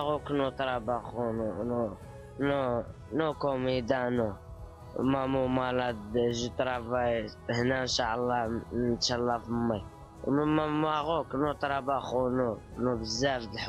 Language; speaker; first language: Spanish; non-native, learner; Arabic